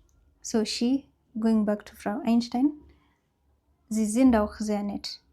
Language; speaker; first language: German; non-native, fluent; English